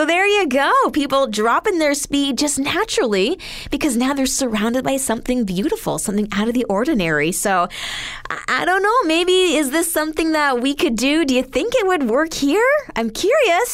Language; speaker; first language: English; native; English